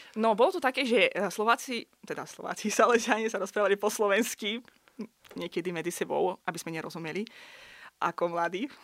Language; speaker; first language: Slovak; non-native, fluent; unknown